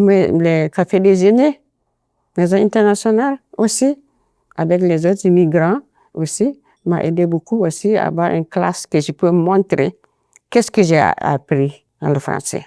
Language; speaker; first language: French; non-native, fluent; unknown